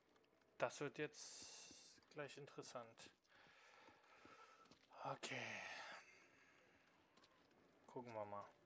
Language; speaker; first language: German; native; German